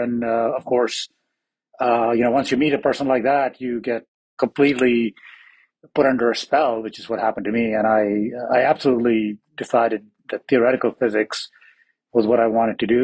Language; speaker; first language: English; non-native, local second language; Hindi